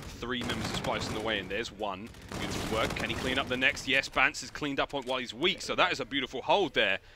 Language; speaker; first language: English; native; English